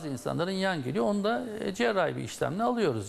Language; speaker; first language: Turkish; native; Turkish